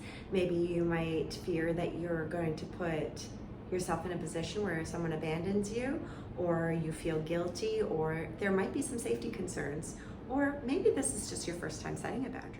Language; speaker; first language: English; native; English